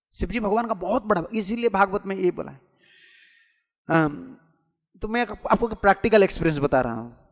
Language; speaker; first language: Hindi; non-native, local second language; Odia